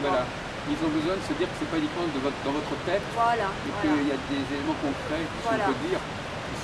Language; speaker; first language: French; native; French